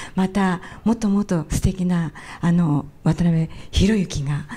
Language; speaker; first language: Japanese; native; Japanese